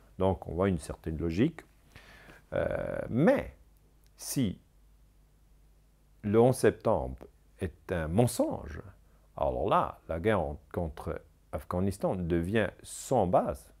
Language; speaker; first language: French; non-native, local second language; German